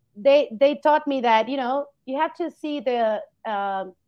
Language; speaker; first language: English; non-native, fluent; Spanish